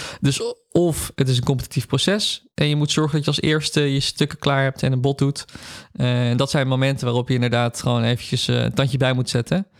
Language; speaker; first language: Dutch; native; Dutch